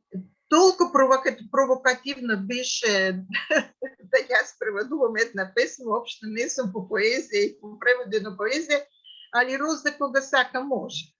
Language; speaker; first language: Macedonian; non-native, fluent; Russian